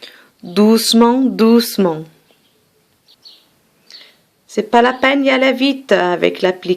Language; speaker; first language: French; non-native, fluent; English